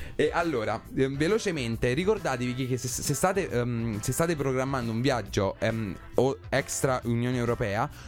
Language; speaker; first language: Italian; native; Italian